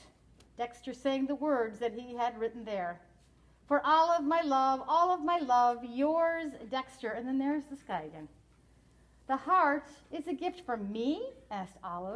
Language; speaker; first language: English; native; English